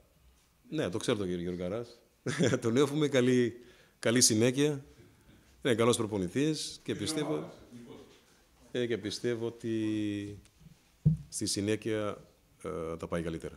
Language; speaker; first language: Greek; non-native, fluent; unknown